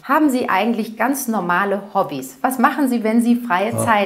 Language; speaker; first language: German; native; German